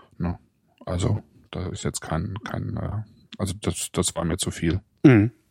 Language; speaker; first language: German; native; German